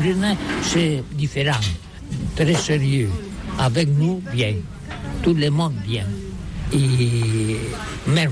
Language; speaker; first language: French; non-native, learner; Catalan